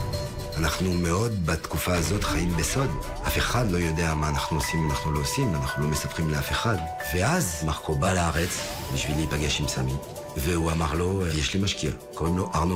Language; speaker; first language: Hebrew; non-native, fluent; French